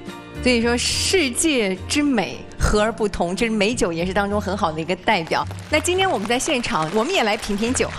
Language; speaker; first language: Chinese; native; Chinese